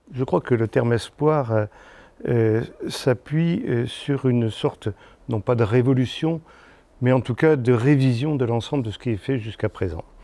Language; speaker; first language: French; native; French